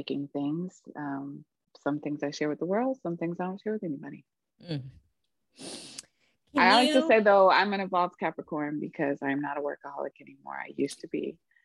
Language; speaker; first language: English; native; English